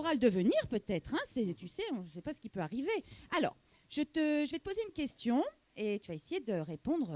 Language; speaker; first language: French; native; French